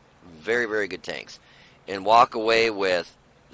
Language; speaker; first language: English; native; English